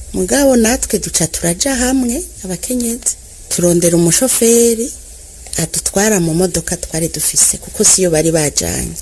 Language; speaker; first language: Rundi; early bilingual, other home language; Kinyarwanda